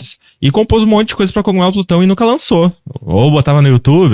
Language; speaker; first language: Portuguese; native; Portuguese